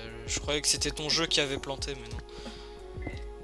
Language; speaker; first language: French; native; French